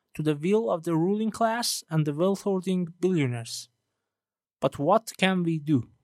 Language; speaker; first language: English; non-native, fluent; Persian